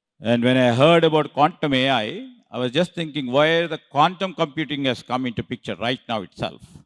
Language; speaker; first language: English; non-native, local second language; Telugu